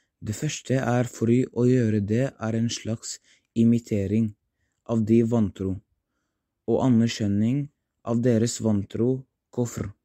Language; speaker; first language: Norwegian; non-native, fluent; Arabic